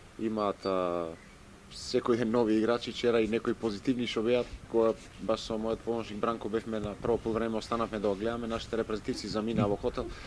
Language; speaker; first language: Macedonian; native; Macedonian